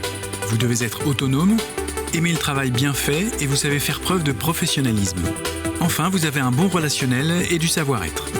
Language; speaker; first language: French; native; French